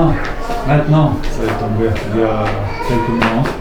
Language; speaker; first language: French; non-native, local second language; Arabic